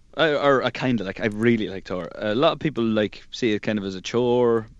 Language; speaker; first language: English; native; English